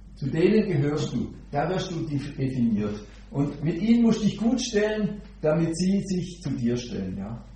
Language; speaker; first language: German; native; German